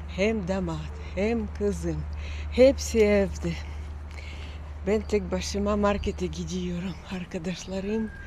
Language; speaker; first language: Turkish; non-native, learner; Russian